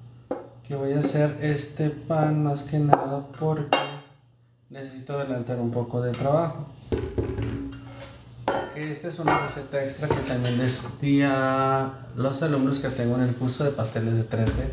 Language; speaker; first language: Spanish; native; Spanish